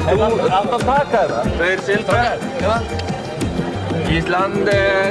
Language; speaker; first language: Icelandic; native; Icelandic